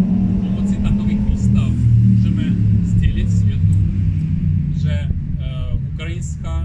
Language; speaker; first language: Czech; non-native, fluent; Ukrainian